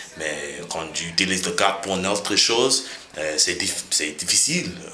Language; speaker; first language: French; non-native, learner; English